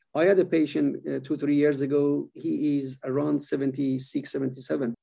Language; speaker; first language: English; non-native, fluent; Persian